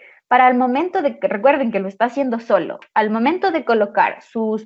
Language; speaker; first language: Spanish; native; Spanish